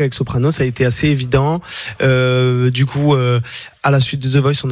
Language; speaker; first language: French; non-native, local second language; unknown